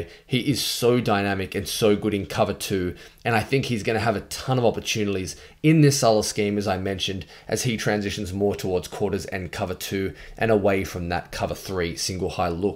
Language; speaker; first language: English; native; English